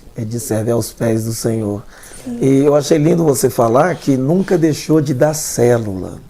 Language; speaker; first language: Portuguese; native; Portuguese